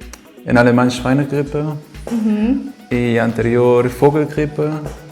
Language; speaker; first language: Spanish; non-native, fluent; German